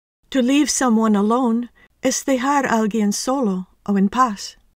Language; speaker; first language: Spanish; native; Spanish